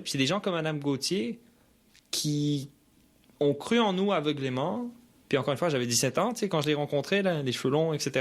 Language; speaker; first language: French; early bilingual, other home language; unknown